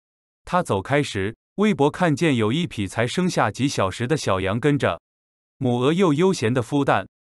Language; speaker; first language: Chinese; native; Chinese